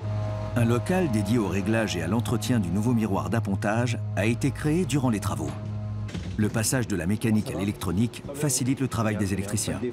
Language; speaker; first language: French; native; French